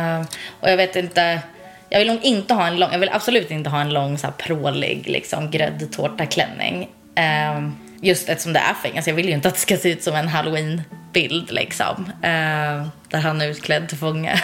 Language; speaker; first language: Swedish; native; Swedish